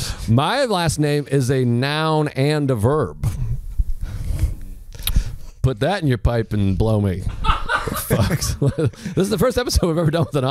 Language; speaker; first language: English; native; English